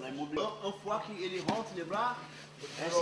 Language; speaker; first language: French; non-native, learner; Portuguese